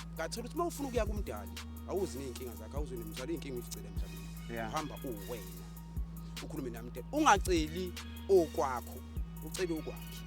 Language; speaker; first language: Zulu; native; Zulu